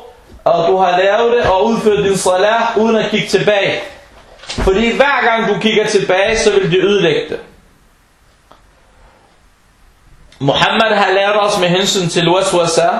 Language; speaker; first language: Danish; early bilingual, other home language; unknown